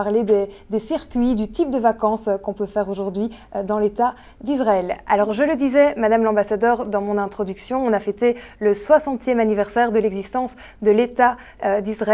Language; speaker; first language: French; native; French